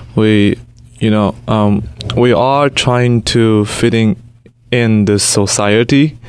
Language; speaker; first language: English; non-native, fluent; Chinese